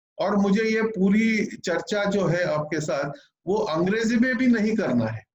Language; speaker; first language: Hindi; non-native, local second language; Marathi